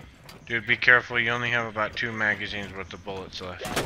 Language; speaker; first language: English; native; English